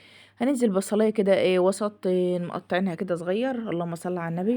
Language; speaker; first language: Arabic; native; Arabic